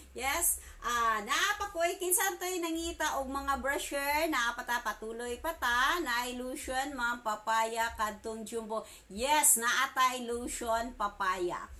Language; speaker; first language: Cebuano; native; Cebuano